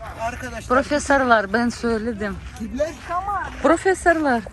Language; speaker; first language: Turkish; non-native, local second language; Russian